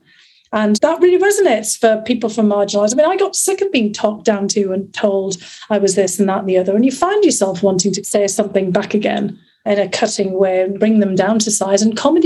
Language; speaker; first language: English; native; English